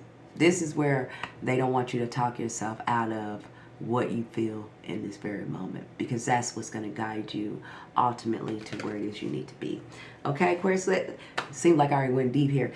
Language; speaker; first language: English; native; English